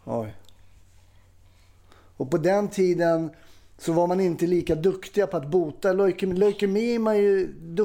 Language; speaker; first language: Swedish; native; Swedish